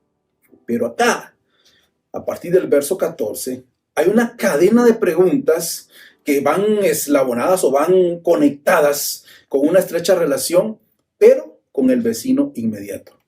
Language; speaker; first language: Spanish; native; Spanish